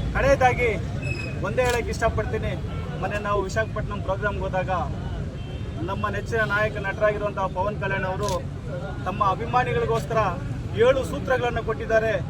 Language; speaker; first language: Kannada; non-native, local second language; Telugu